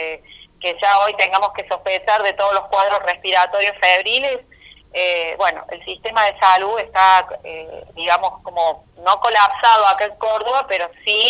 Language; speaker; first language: Spanish; native; Spanish